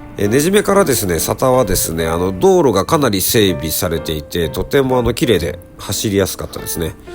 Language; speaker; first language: Japanese; native; Japanese